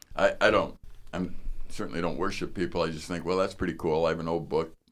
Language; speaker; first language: English; native; English